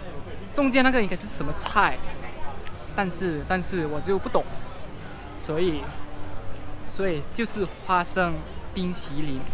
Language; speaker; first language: Chinese; non-native, learner; Thai